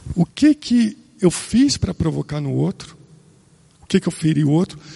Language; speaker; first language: Portuguese; native; Portuguese